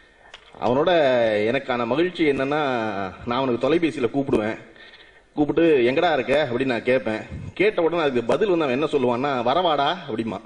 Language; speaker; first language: Tamil; native; Tamil